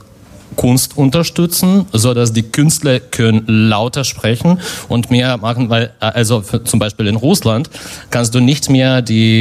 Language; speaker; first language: German; non-native, fluent; Russian